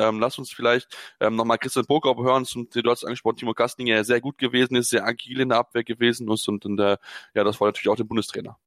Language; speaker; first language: German; native; German